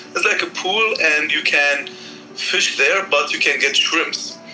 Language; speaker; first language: English; non-native, fluent; Arabic